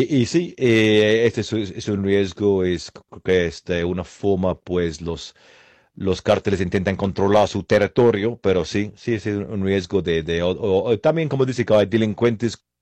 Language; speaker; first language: Spanish; non-native, fluent; English